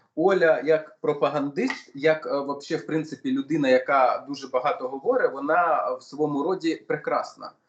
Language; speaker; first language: Ukrainian; non-native, local second language; Russian